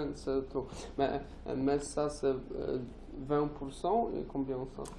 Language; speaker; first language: French; non-native, learner; Polish